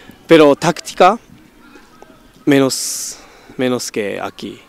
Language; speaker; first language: Spanish; non-native, learner; Japanese